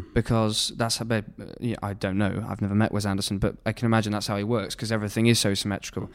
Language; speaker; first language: English; native; English